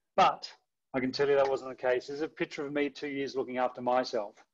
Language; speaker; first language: English; native; English